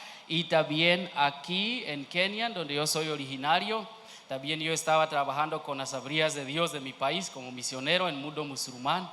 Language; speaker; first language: Spanish; non-native, learner; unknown